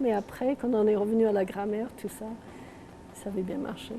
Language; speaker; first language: French; non-native, local second language; English